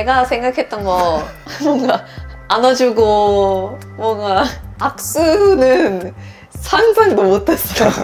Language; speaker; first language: Korean; non-native, fluent; Swedish